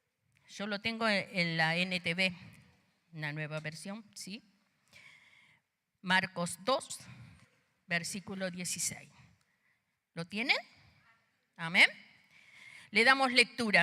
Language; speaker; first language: Spanish; native; Spanish